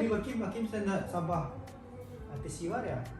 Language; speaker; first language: Turkish; non-native, learner; Indonesian